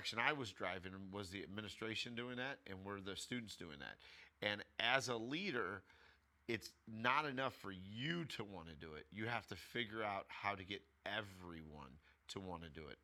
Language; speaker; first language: English; native; English